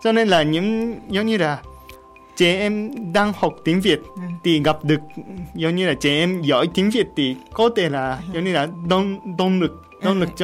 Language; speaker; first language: Vietnamese; non-native, learner; Japanese